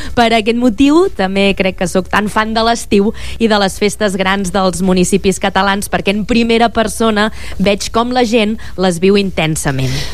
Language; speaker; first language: Catalan; native; Catalan